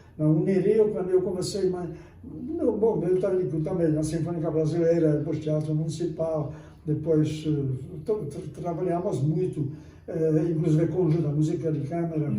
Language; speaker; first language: Portuguese; non-native, fluent; Czech